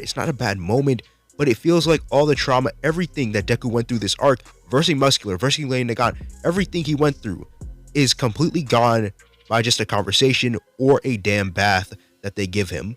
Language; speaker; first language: English; native; English